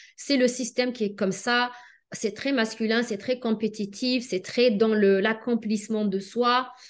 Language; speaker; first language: French; non-native, local second language; Arabic